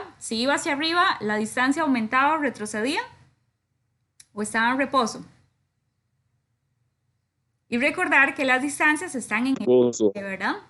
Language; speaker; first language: Spanish; native; Spanish